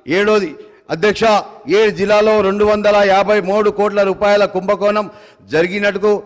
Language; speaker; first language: Telugu; non-native, local second language; Urdu